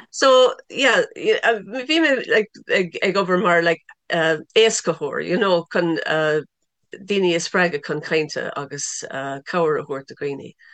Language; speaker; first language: Irish; non-native, local second language; English